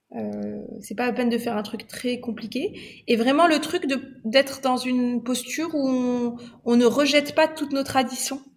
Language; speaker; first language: French; non-native, local second language; Arabic